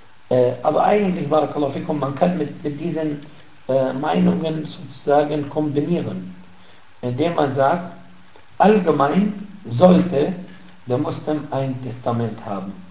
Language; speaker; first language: German; non-native, fluent; Arabic